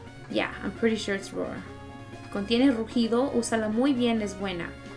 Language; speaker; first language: Spanish; early bilingual, heritage; Spanish